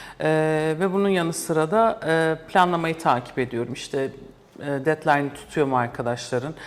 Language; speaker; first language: Turkish; early bilingual, heritage; Turkish